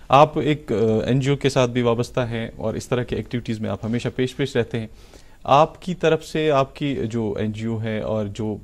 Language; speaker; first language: Hindi; non-native, local second language; Kashmiri